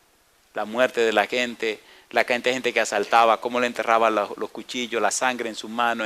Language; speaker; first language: Spanish; native; Spanish